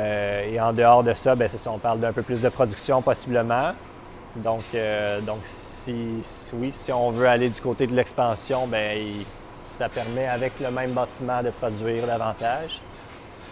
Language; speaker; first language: French; native; French